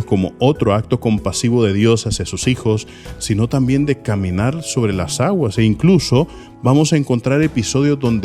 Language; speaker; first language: Spanish; native; Spanish